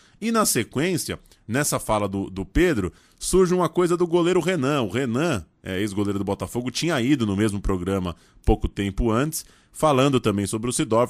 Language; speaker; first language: Portuguese; native; Portuguese